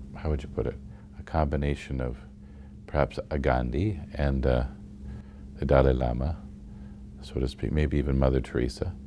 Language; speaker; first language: English; native; English